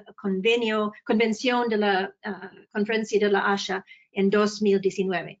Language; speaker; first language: Spanish; non-native, fluent; English